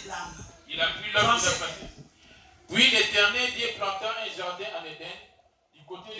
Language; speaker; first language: French; non-native, local second language; Lingala